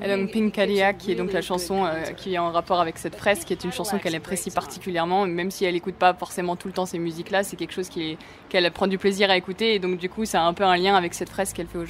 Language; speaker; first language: French; native; French